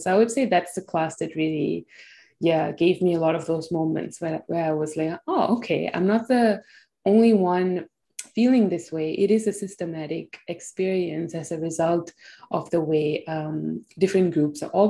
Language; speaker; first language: English; non-native, local second language; Tamil